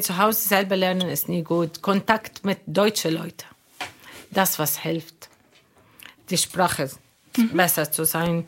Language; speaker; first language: German; non-native, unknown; Arabic